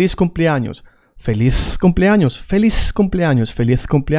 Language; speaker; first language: Spanish; native; Spanish